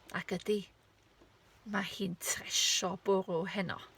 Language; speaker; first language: Welsh; native; Welsh